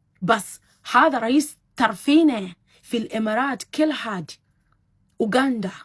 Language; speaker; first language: Arabic; non-native, learner; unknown